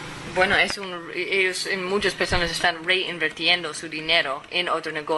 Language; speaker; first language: Spanish; non-native, fluent; English